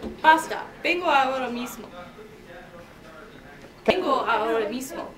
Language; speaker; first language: Spanish; non-native, learner; English